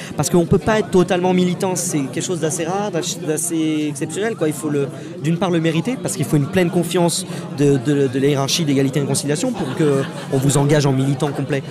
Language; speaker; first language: French; native; French